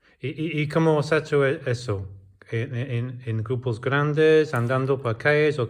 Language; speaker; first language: Spanish; non-native, learner; English